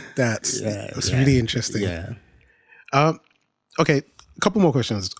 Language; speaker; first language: English; non-native, local second language; Yoruba